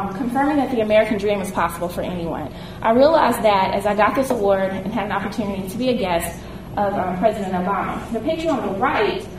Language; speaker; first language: English; native; English